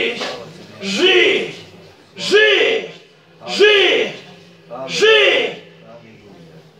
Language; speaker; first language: Russian; native; Russian